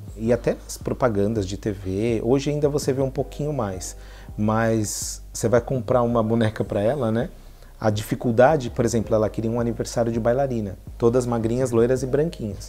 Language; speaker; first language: Portuguese; native; Portuguese